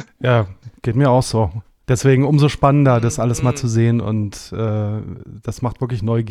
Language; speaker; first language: German; native; German